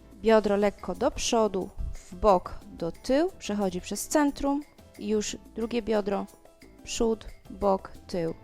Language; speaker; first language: Polish; non-native, fluent; Spanish